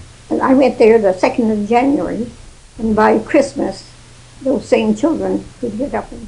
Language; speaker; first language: English; native; English